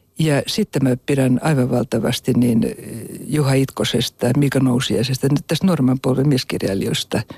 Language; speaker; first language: Finnish; native; Finnish